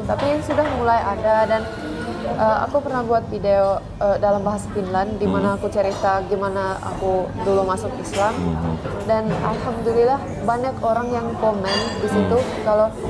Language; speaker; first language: Indonesian; non-native, fluent; Finnish